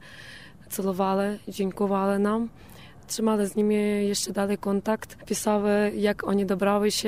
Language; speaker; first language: Polish; non-native, learner; Ukrainian